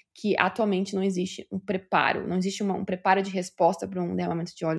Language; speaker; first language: Portuguese; native; Portuguese